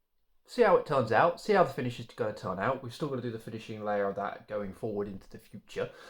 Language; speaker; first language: English; native; English